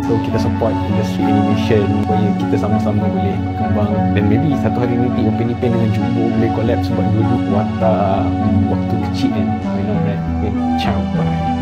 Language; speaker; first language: Malay; native; Malay